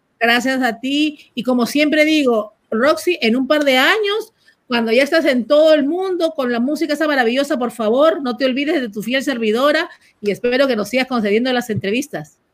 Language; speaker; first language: Spanish; native; Spanish